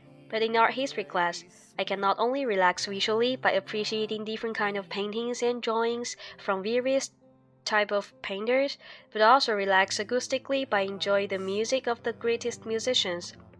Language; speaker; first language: English; non-native, fluent; Chinese